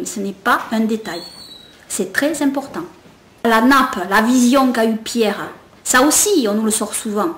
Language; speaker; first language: French; native; French